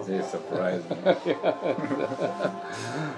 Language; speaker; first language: English; non-native, learner; Japanese